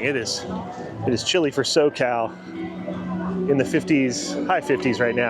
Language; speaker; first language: English; native; English